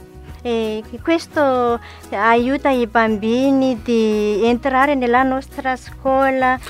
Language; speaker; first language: Italian; non-native, learner; Malagasy